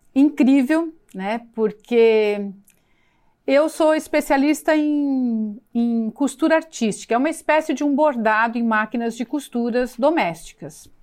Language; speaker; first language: Portuguese; native; Portuguese